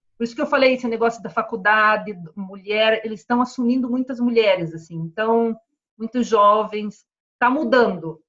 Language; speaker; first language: Portuguese; native; Portuguese